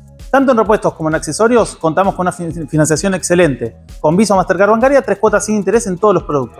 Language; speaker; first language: Spanish; native; Spanish